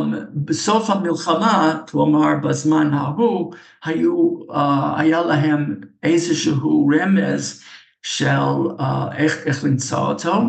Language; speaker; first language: Hebrew; non-native, fluent; English